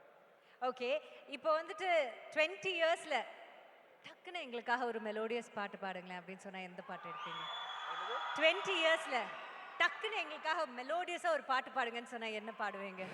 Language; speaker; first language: Tamil; native; Tamil